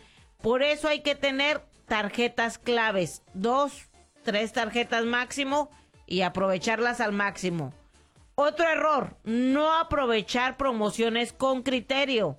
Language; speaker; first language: Spanish; native; Spanish